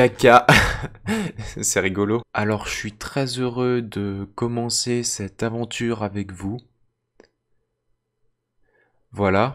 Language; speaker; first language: French; native; French